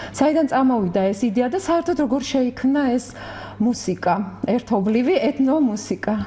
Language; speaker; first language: Georgian; native; Georgian